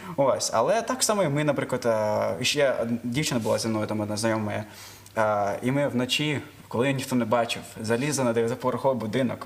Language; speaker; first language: Ukrainian; non-native, local second language; Russian